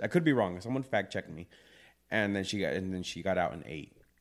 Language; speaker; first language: English; early bilingual, other home language; Spanish